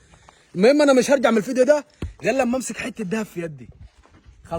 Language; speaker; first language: Arabic; native; Arabic